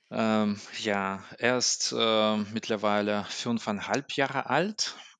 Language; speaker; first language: German; non-native, fluent; Russian